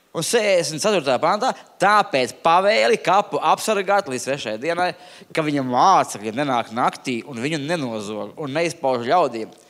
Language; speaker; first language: Latvian; non-native, local second language; Russian